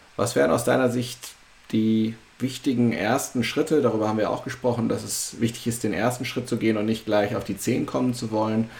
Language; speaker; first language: German; native; German